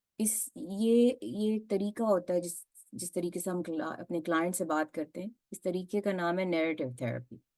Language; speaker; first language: Urdu; early bilingual, heritage; Urdu